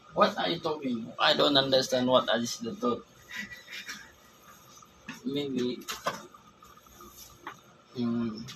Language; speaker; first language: English; non-native, learner; Filipino